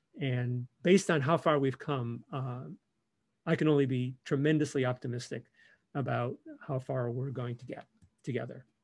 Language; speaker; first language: English; native; English